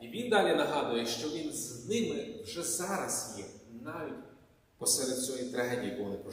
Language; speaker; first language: Ukrainian; native; Ukrainian